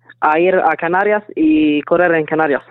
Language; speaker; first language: Spanish; non-native, learner; English